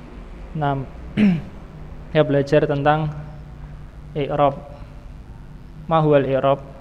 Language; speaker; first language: Arabic; non-native, fluent; Indonesian